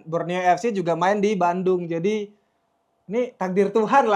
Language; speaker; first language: Indonesian; native; Indonesian